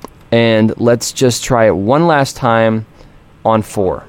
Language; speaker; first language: English; native; English